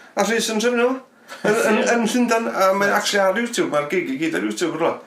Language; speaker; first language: Welsh; native; Welsh